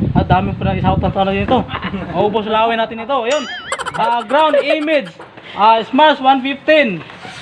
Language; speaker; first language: Filipino; non-native, local second language; Cebuano